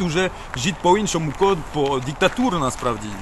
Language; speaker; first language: Ukrainian; non-native, learner; French